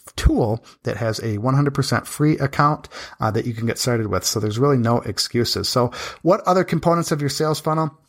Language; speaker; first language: English; native; English